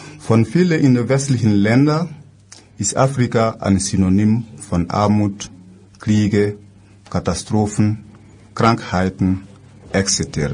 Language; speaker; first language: German; non-native, fluent; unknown